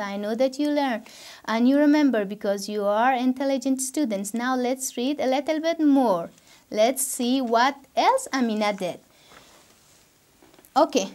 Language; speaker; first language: English; non-native, fluent; Persian